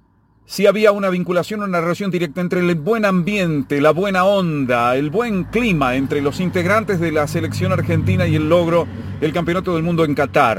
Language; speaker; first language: Spanish; native; Spanish